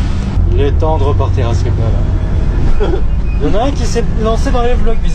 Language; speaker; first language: French; native; French